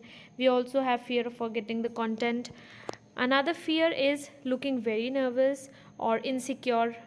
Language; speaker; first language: English; non-native, fluent; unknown